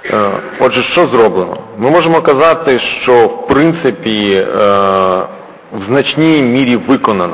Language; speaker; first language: Ukrainian; native; Ukrainian